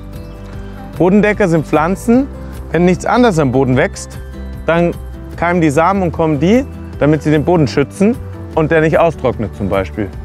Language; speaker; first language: German; native; German